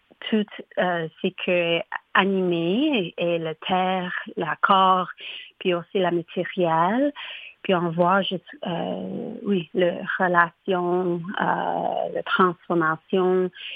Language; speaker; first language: French; non-native, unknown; English